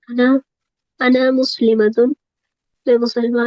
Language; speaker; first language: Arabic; non-native, learner; Urdu